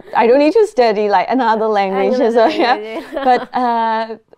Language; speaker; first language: English; non-native, fluent; Burmese